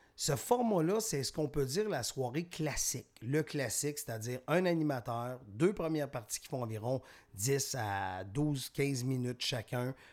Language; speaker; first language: French; native; French